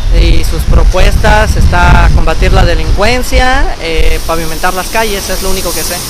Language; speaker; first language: Spanish; native; Spanish